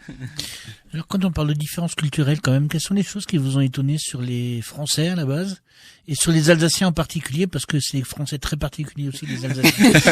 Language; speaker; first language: French; native; French